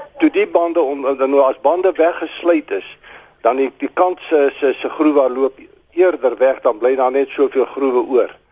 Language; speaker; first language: Afrikaans; native; Afrikaans